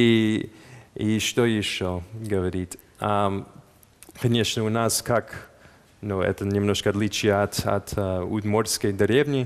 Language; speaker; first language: Russian; non-native, fluent; English